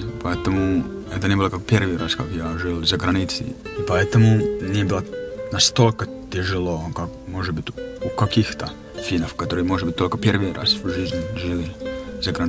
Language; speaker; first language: Russian; non-native, fluent; Finnish